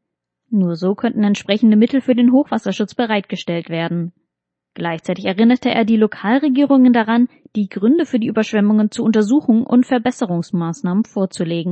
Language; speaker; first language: German; native; German